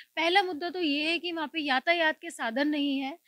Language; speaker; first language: Hindi; native; Hindi